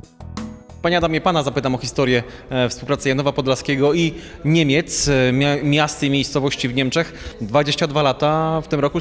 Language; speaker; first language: Polish; native; Polish